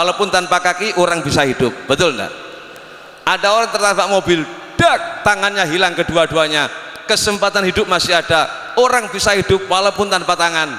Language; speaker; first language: Indonesian; non-native, local second language; Javanese